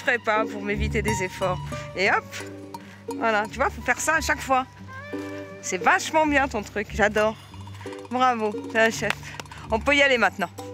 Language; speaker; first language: French; native; French